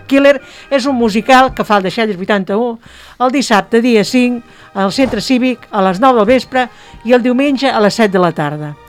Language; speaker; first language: Catalan; native; Catalan